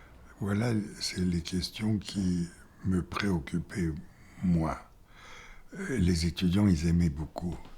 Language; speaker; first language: French; non-native, fluent; Bulgarian